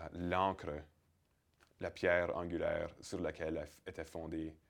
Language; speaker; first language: French; early bilingual, heritage; French